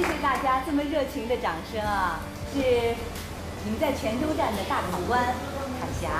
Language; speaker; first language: Chinese; native; Chinese